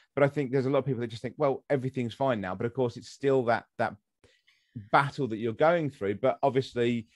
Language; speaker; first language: English; native; English